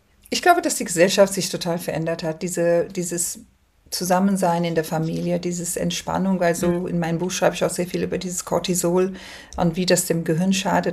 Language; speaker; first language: German; non-native, fluent; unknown